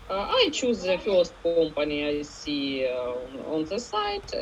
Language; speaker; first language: English; non-native, learner; Ukrainian